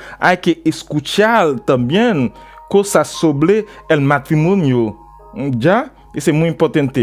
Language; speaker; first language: Spanish; non-native, learner; Haitian Creole